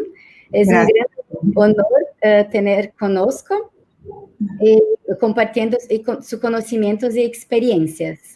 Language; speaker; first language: Spanish; non-native, learner; Portuguese